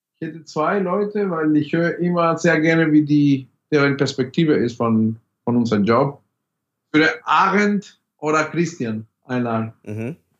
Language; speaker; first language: German; non-native, fluent; Spanish